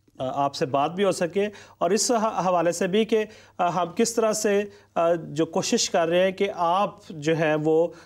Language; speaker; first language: Urdu; non-native, local second language; Punjabi